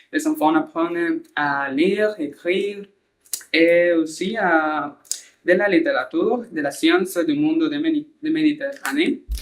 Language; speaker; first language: French; non-native, learner; Spanish